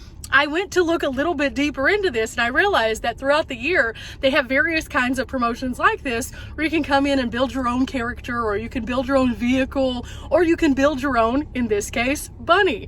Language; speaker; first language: English; native; English